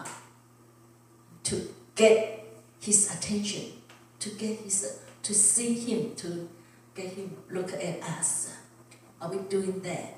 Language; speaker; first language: English; non-native, learner; Chinese